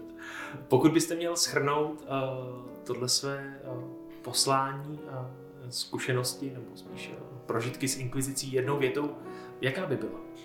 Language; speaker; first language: Czech; native; Czech